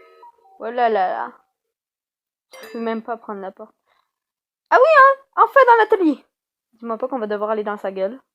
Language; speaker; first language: French; native; French